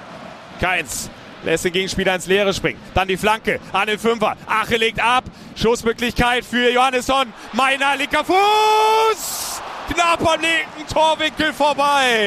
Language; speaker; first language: German; native; German